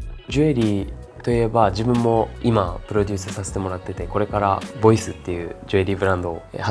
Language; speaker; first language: Japanese; native; Japanese